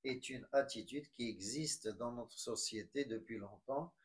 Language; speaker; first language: French; non-native, local second language; Arabic